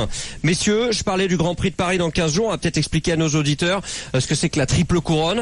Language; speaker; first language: French; native; French